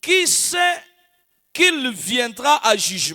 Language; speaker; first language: French; non-native, local second language; Swahili